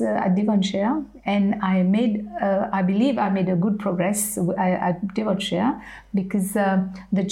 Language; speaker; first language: English; non-native, fluent; French